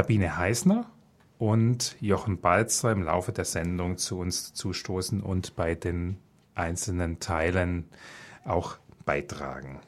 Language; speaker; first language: German; native; German